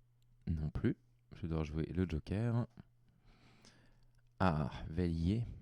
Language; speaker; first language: French; native; French